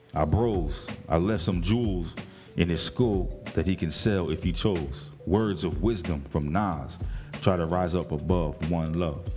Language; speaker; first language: English; native; English